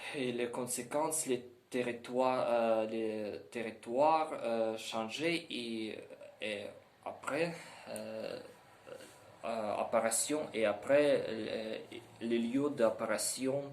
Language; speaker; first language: French; non-native, learner; Ukrainian